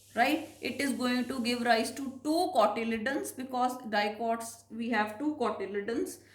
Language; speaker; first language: English; non-native, local second language; Punjabi